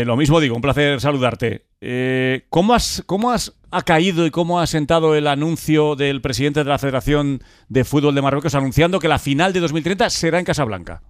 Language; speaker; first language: Spanish; native; Spanish